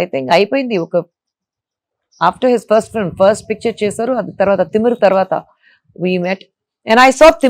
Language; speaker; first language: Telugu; non-native, fluent; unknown